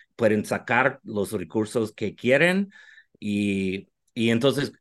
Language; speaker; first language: Spanish; non-native, fluent; English